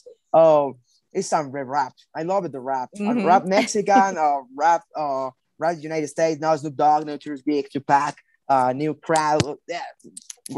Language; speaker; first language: English; non-native, learner; Spanish